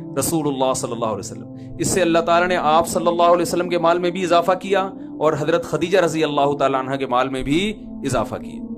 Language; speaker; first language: Urdu; native; Urdu